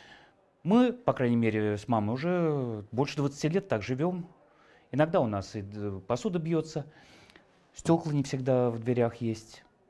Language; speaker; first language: Russian; native; Russian